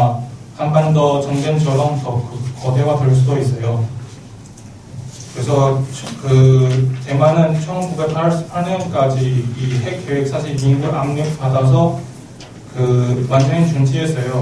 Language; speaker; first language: Korean; non-native, learner; Chinese